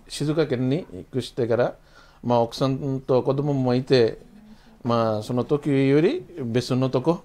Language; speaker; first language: Japanese; non-native, fluent; Bangla